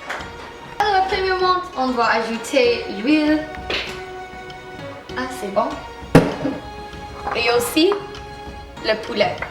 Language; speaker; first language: French; non-native, learner; English